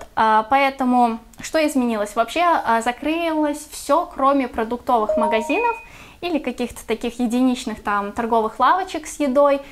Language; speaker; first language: Russian; native; Russian